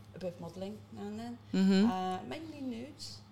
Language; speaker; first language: English; early bilingual, other home language; Cantonese